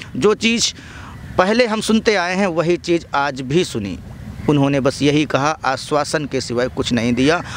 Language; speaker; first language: Hindi; native; Hindi